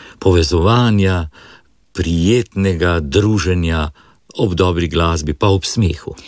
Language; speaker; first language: Slovenian; native; Slovenian